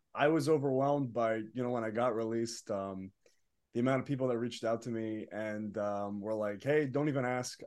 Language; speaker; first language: English; early bilingual, other home language; Arabic